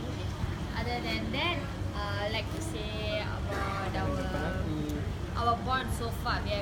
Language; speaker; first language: English; non-native, local second language; Malay